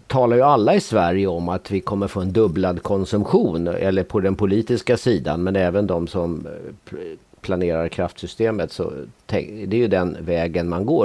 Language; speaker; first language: Swedish; native; Swedish